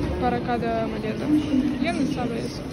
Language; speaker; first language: Spanish; non-native, learner; Russian